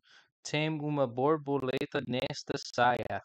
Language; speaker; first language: Portuguese; non-native, learner; English